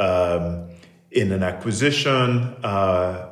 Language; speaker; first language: English; non-native, local second language; Krio